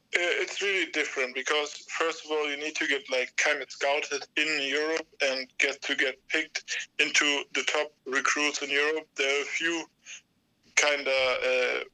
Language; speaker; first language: English; non-native, fluent; German